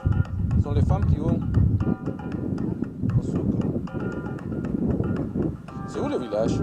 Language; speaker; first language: French; non-native, fluent; Spanish